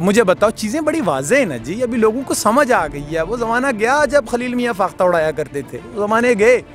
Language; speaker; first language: Urdu; non-native, local second language; Pashto